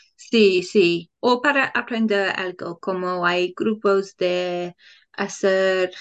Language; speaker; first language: Spanish; non-native, fluent; English